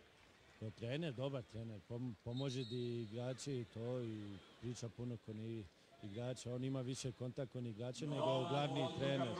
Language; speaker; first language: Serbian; early bilingual, heritage; Swedish